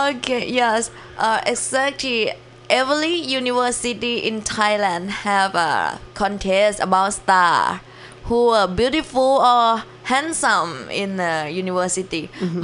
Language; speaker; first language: English; non-native, learner; Thai